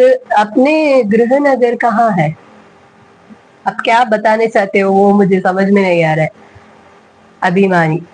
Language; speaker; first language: Hindi; non-native, local second language; Tulu